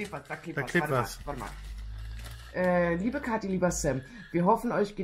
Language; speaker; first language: German; native; German